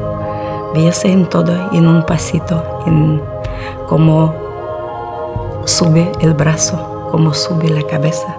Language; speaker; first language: Spanish; non-native, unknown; Russian